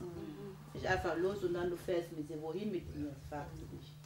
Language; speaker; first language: German; non-native, fluent; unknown